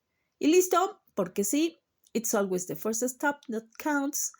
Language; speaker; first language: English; non-native, fluent; Spanish